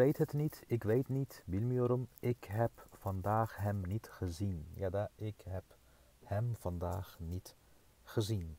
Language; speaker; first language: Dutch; non-native, fluent; Turkish